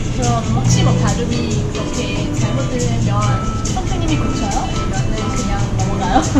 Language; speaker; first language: Korean; non-native, fluent; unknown